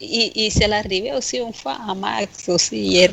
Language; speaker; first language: French; non-native, fluent; Spanish